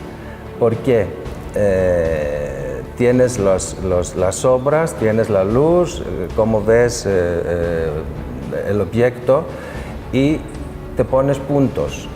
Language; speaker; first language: Spanish; non-native, fluent; Greek